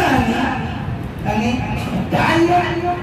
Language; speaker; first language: Arabic; non-native, fluent; Urdu